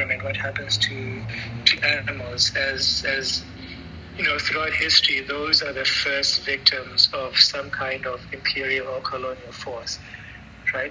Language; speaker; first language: English; non-native, local second language; Tswana